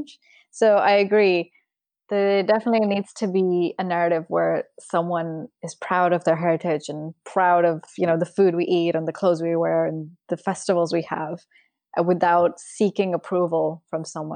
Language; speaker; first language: English; non-native, local second language; Urdu